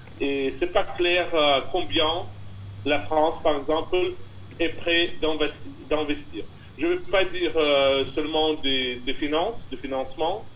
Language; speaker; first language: French; non-native, fluent; Russian